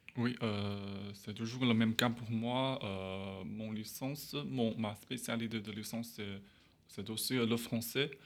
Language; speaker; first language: French; non-native, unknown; Chinese